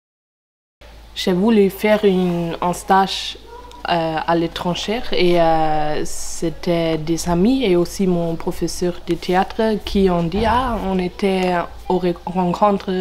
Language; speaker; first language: French; non-native, learner; German